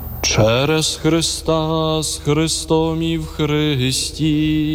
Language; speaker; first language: Ukrainian; native; Ukrainian